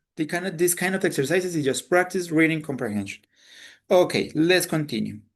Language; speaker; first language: English; non-native, fluent; Spanish